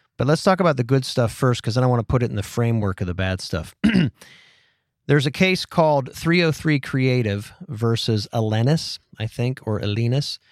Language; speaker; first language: English; native; English